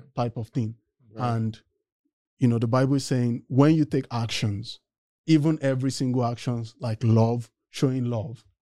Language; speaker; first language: English; non-native, local second language; Yoruba